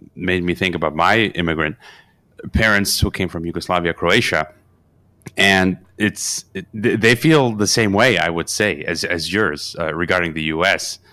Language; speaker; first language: English; native; English